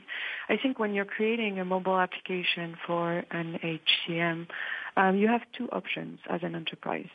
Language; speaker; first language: English; non-native, fluent; French